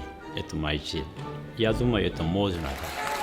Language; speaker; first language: Russian; non-native, learner; Korean